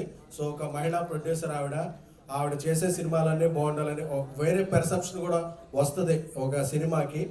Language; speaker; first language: Telugu; native; Telugu